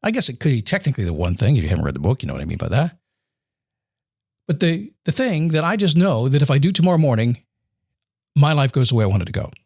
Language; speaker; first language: English; native; English